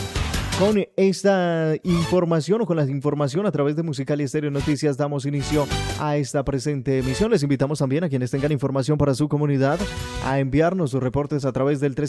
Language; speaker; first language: Spanish; native; Spanish